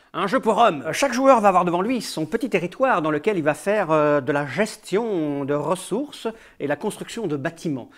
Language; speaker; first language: French; native; French